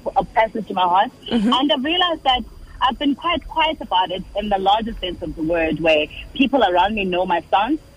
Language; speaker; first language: English; non-native, local second language; Xhosa